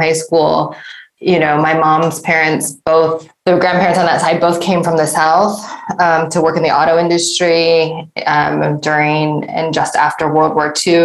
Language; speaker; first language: English; native; English